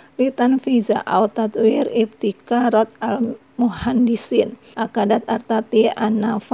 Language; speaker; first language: Arabic; non-native, fluent; Indonesian